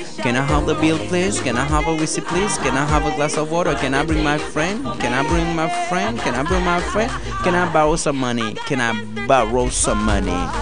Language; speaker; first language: English; non-native, learner; Haitian Creole